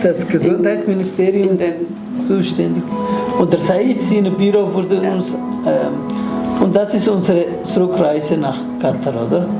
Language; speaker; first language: German; non-native, fluent; Somali